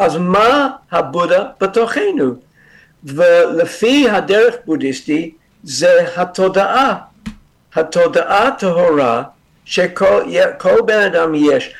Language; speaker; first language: Hebrew; non-native, fluent; English